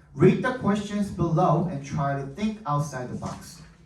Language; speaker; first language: English; non-native, fluent; Korean